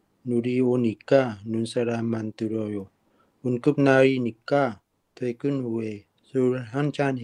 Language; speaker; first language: Korean; non-native, learner; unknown